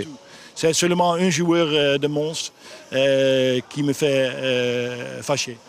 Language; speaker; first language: French; non-native, learner; Dutch